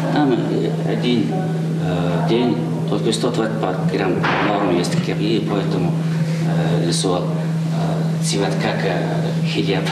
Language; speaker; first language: Russian; non-native, learner; Mongolian